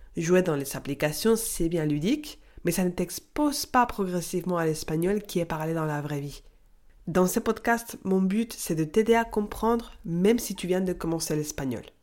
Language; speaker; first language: French; non-native, fluent; Spanish